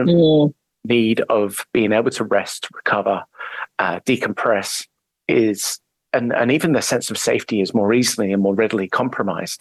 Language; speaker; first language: English; native; English